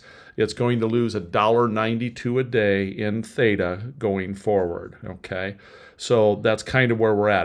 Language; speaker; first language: English; native; English